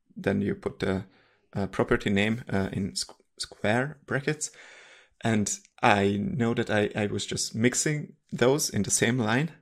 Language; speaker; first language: English; non-native, fluent; Hungarian